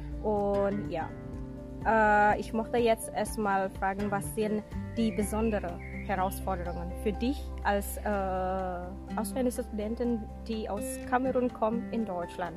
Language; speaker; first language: German; non-native, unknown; Indonesian